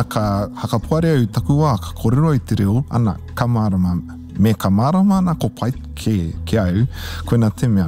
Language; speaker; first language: Māori; non-native, local second language; English